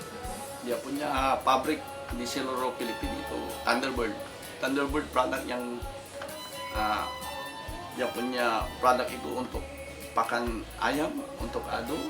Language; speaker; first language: Indonesian; non-native, fluent; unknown